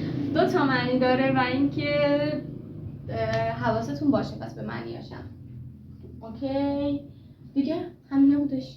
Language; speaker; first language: Persian; native; Persian